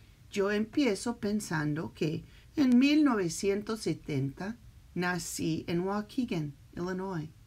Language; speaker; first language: Spanish; early bilingual, heritage; Spanish